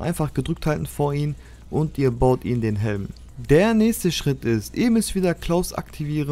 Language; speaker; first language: German; native; German